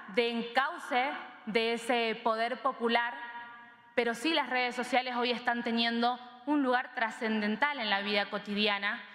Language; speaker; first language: Spanish; native; Spanish